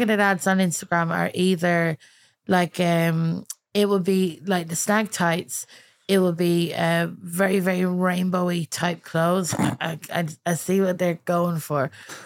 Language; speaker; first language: English; native; English